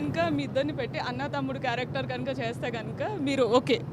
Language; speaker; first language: Telugu; native; Telugu